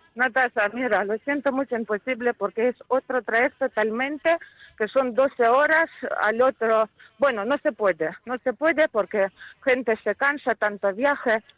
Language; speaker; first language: Spanish; non-native, fluent; Ukrainian